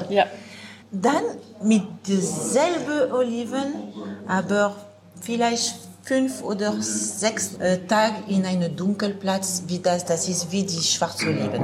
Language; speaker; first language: German; non-native, learner; French